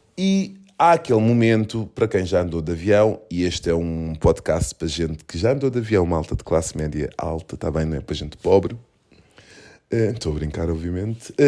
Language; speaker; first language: Portuguese; early bilingual, other home language; Kabuverdianu